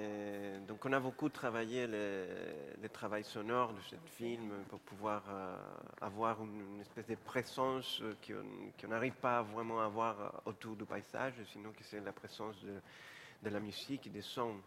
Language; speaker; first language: French; non-native, fluent; Spanish